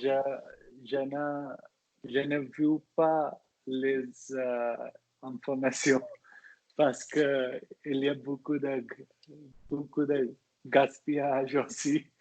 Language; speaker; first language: French; non-native, learner; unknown